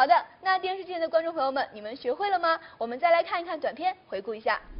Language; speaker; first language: Chinese; native; Chinese